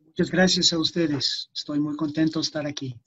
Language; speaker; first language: Spanish; non-native, fluent; English